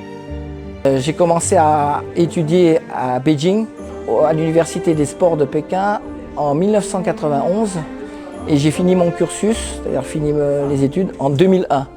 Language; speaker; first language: French; early bilingual, other home language; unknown